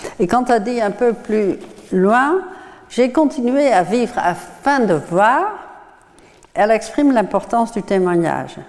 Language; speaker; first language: French; non-native, fluent; Dutch